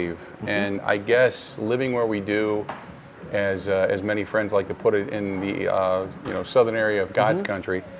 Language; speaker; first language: English; native; English